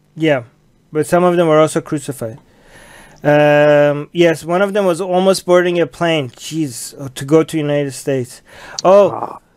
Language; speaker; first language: English; native; English